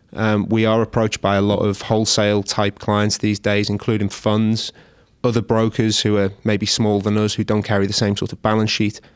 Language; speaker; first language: English; native; English